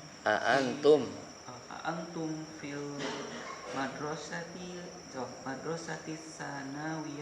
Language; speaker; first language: Arabic; non-native, learner; Indonesian